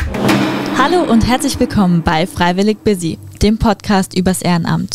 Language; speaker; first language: German; native; German